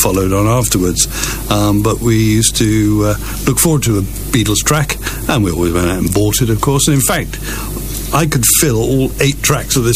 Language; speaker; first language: English; native; English